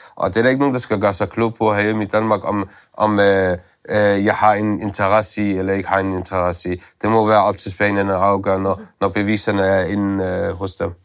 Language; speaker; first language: Danish; early bilingual, other home language; Arabic